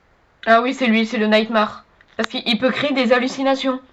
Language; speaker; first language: French; native; French